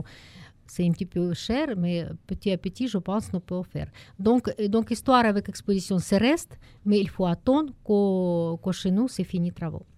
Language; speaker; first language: French; non-native, learner; Russian